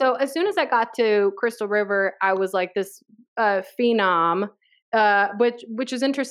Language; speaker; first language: English; early bilingual, other home language; Spanish